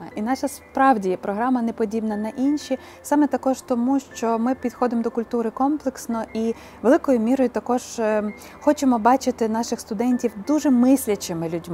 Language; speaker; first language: Ukrainian; native; Ukrainian